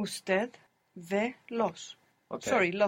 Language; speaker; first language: Spanish; non-native, learner; English